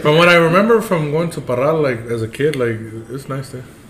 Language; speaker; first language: English; early bilingual, other home language; Spanish